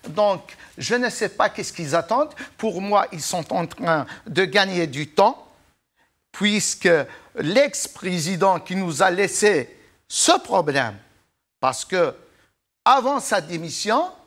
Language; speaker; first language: French; non-native, local second language; Arabic